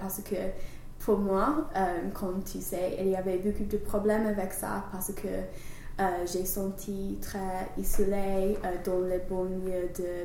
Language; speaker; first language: French; non-native, learner; English